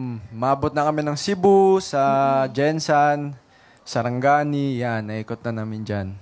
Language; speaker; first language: Filipino; native; Filipino